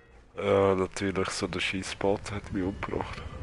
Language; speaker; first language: German; native; German